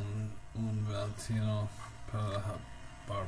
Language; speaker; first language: Spanish; non-native, learner; English